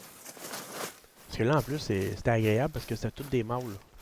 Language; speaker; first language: French; native; French